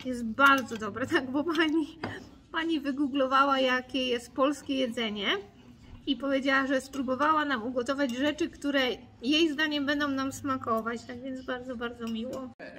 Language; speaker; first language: Polish; native; Polish